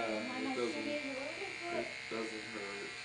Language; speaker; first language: English; native; English